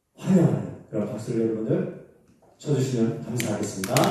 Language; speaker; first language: Korean; native; Korean